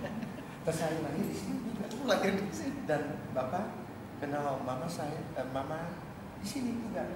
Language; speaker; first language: Indonesian; early bilingual, heritage; Dutch